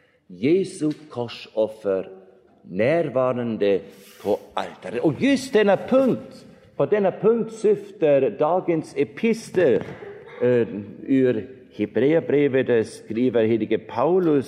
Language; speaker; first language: Swedish; non-native, fluent; German